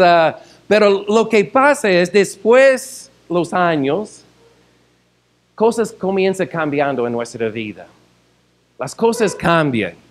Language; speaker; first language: Spanish; non-native, fluent; English